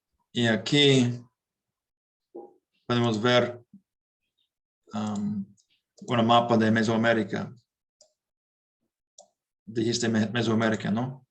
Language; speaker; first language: Spanish; non-native, learner; English